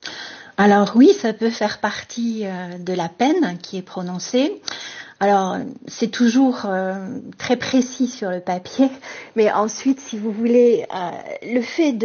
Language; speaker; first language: French; native; French